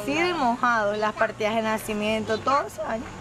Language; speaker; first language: Spanish; native; Spanish